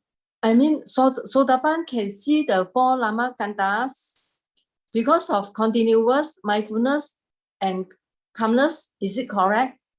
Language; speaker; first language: English; non-native, learner; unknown